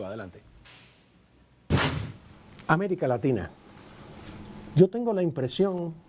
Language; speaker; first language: Spanish; native; Spanish